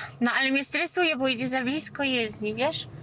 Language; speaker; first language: Polish; native; Polish